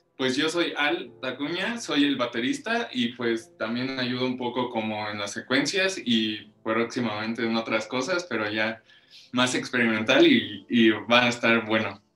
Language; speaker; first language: Spanish; native; Spanish